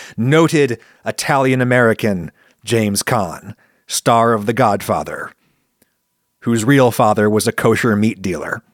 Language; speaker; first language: English; early bilingual, other home language; Italian